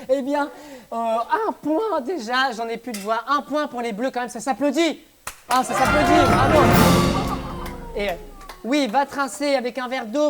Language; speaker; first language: French; native; French